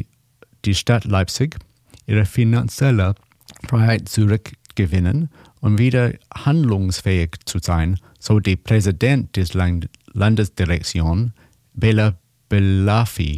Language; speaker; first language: German; non-native, learner; English